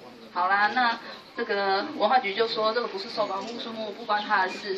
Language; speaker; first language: Chinese; native; Chinese